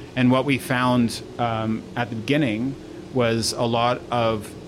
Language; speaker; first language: English; native; English